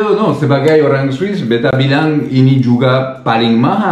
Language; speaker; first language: Indonesian; non-native, learner; Swiss German